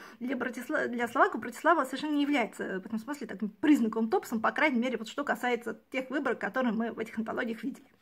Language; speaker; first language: Russian; native; Russian